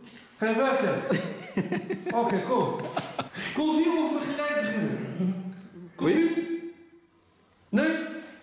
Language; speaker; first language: Dutch; non-native, learner; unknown